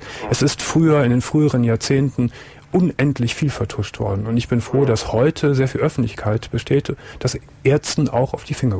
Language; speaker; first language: German; native; German